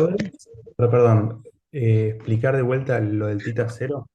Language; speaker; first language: Spanish; native; Spanish